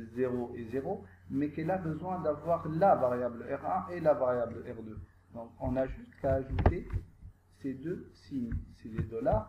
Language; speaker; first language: French; non-native, local second language; Arabic